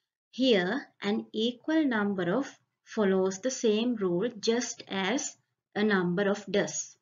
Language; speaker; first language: English; non-native, local second language; Sinhala